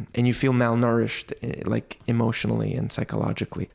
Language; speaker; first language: English; early bilingual, other home language; Arabic